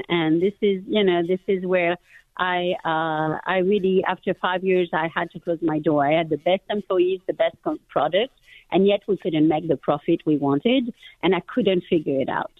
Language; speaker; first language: English; non-native, fluent; French